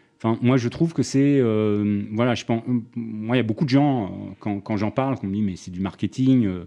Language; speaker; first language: French; native; French